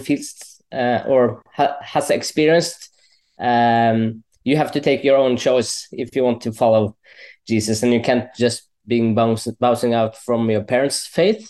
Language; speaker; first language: English; non-native, fluent; Norwegian